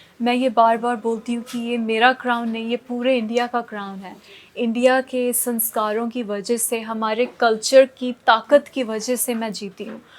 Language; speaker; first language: Hindi; non-native, local second language; Punjabi